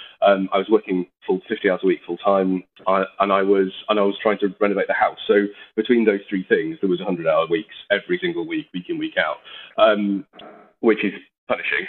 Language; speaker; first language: English; native; English